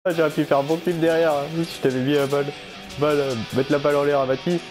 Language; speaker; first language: French; native; French